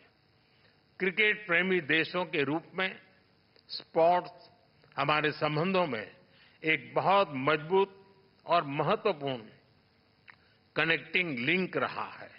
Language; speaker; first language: Hindi; native; Hindi